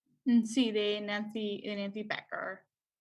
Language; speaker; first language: Spanish; non-native, learner; English